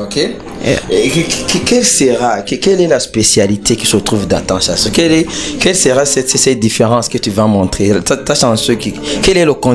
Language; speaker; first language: French; non-native, local second language; Rundi